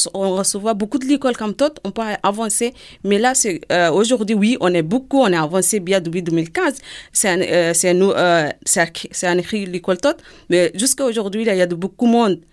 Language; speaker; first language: French; non-native, learner; Arabic